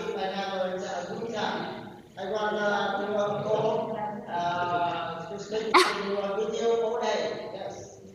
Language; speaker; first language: English; non-native, learner; Vietnamese